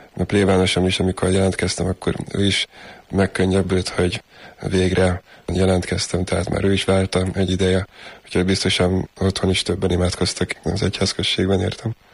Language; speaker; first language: Hungarian; native; Hungarian